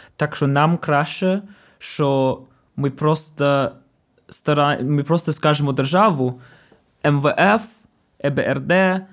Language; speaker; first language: Ukrainian; non-native, fluent; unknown